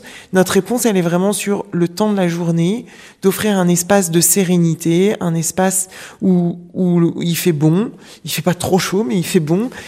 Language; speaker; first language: French; native; French